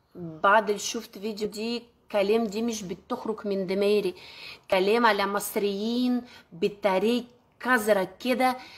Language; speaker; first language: Arabic; non-native, learner; Russian